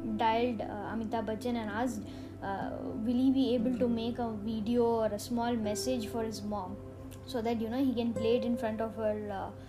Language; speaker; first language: English; non-native, local second language; Tamil